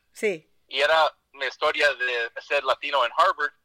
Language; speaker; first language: Spanish; early bilingual, heritage; Spanish